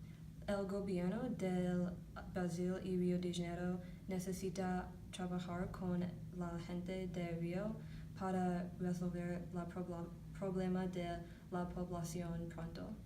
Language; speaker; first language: Spanish; non-native, learner; English